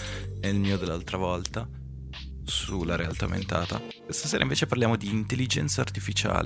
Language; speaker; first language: Italian; native; Italian